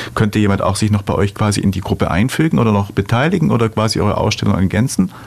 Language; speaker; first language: German; native; German